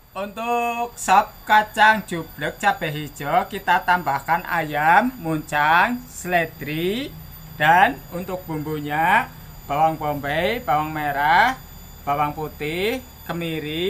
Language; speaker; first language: Indonesian; non-native, local second language; Javanese